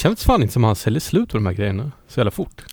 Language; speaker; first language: Swedish; native; Swedish